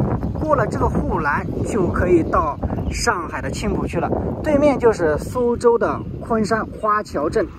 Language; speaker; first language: Chinese; native; Chinese